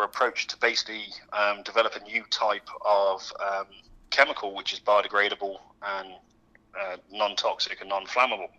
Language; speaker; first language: English; native; English